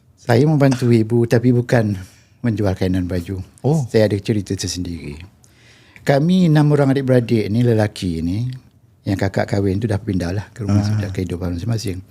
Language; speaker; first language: Malay; native; Malay